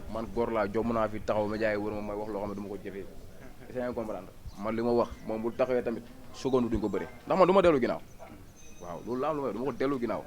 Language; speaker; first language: Wolof; native; Wolof